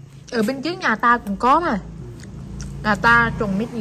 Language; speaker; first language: Vietnamese; non-native, fluent; Thai